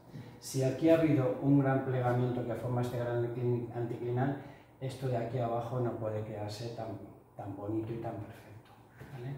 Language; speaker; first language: Spanish; native; Spanish